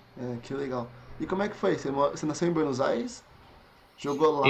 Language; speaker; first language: Portuguese; native; Portuguese